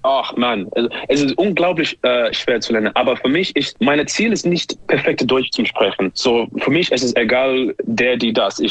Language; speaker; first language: German; non-native, learner; English